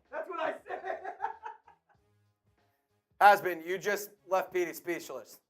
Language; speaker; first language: English; native; English